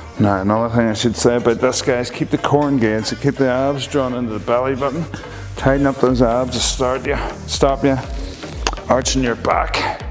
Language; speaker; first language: English; native; English